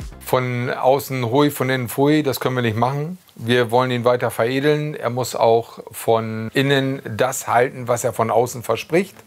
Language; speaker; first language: German; native; German